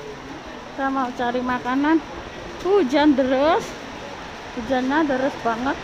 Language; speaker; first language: Indonesian; non-native, local second language; Javanese